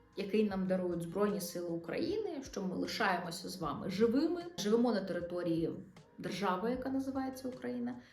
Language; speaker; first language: Ukrainian; non-native, local second language; Russian